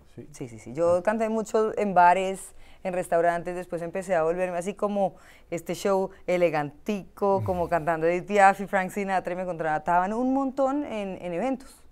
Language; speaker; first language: Spanish; native; Spanish